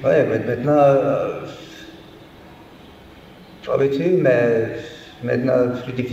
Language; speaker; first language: French; non-native, learner; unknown